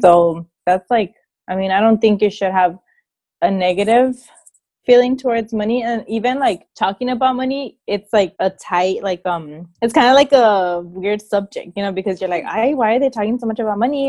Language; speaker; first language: English; early bilingual, other home language; Spanish